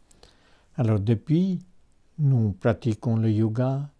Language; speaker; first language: French; non-native, fluent; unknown